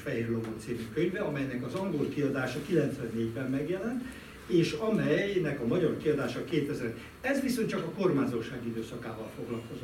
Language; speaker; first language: Hungarian; native; Hungarian